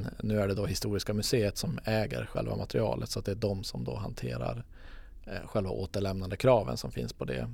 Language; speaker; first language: Swedish; native; Swedish